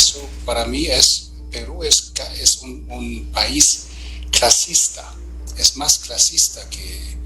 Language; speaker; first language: Spanish; non-native, fluent; German